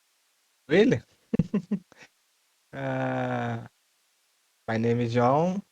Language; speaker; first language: English; non-native, learner; Portuguese